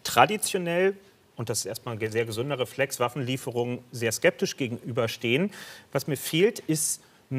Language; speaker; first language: German; native; German